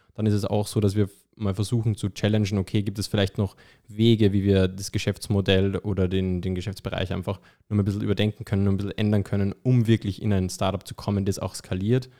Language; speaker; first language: German; native; German